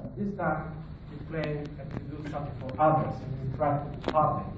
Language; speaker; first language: English; non-native, learner; Italian